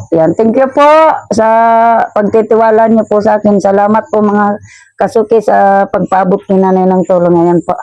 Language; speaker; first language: Filipino; non-native, local second language; Bikol